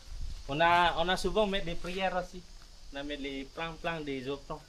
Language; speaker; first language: French; non-native, learner; Balinese